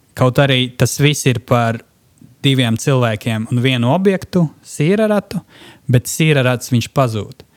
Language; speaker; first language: Latvian; non-native, local second language; Russian